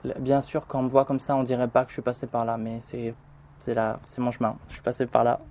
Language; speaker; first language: French; early bilingual, other home language; Arabic